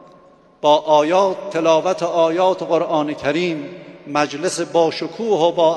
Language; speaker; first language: Persian; native; Persian